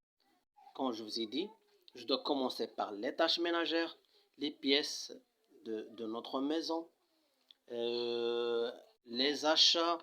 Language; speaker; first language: French; non-native, local second language; Arabic